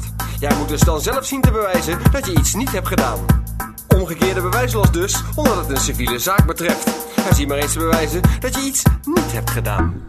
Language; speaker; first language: Dutch; native; Dutch